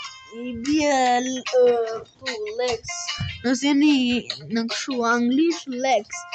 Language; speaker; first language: Albanian; early bilingual, heritage; Albanian